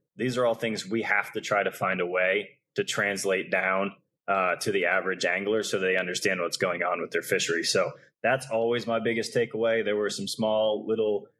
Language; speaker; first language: English; native; English